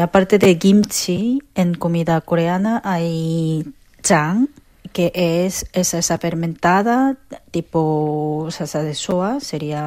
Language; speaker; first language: Spanish; non-native, learner; Korean